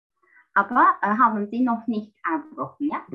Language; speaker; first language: German; non-native, learner; Turkish